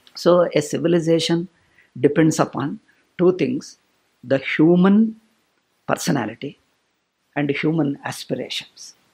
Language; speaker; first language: English; non-native, local second language; Kannada